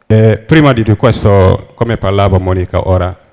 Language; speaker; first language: Italian; non-native, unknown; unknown